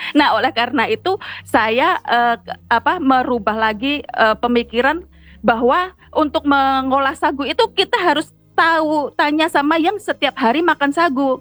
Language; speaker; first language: Indonesian; native; Indonesian